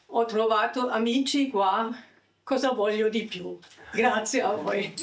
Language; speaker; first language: Italian; non-native, learner; German